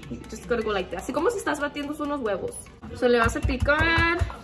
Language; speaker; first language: Spanish; early bilingual, heritage; Spanish